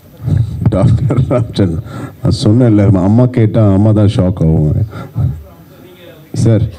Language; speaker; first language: Tamil; non-native, local second language; Telugu